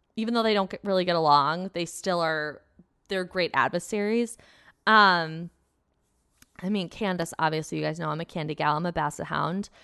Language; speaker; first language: English; native; English